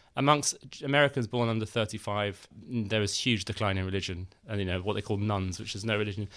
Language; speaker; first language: English; native; English